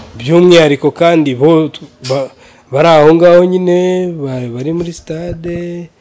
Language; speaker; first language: Kinyarwanda; native; Kinyarwanda